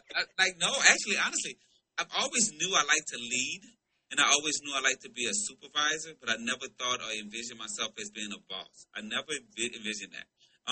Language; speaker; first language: English; native; English